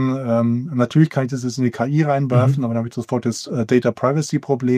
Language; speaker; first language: German; native; German